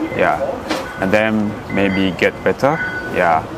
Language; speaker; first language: English; non-native, learner; Japanese